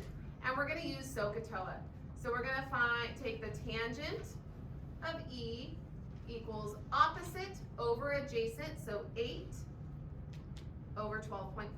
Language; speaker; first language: English; native; English